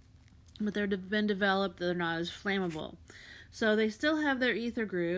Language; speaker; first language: English; native; English